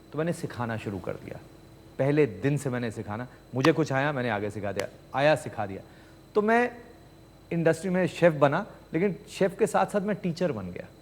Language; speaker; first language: Hindi; native; Hindi